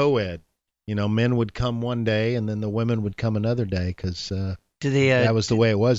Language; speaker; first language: English; native; English